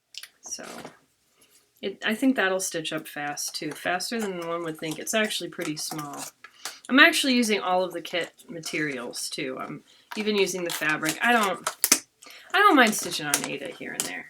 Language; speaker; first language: English; native; English